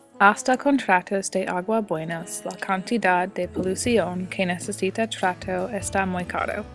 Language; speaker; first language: Spanish; non-native, learner; English